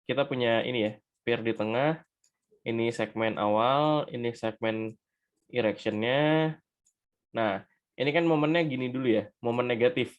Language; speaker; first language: Indonesian; native; Indonesian